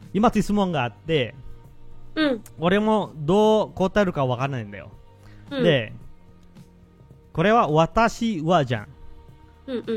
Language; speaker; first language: Japanese; non-native, fluent; Indonesian